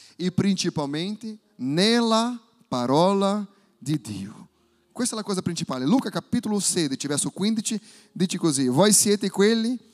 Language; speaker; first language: Italian; non-native, fluent; Portuguese